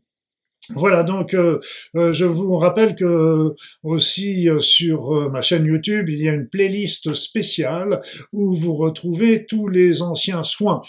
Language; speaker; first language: French; native; French